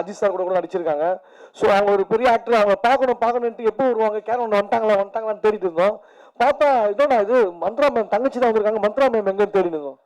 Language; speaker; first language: Tamil; native; Tamil